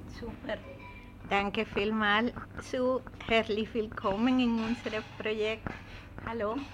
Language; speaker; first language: German; non-native, learner; Spanish